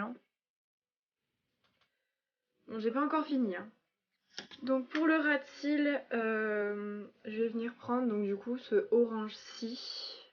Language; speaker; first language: French; native; French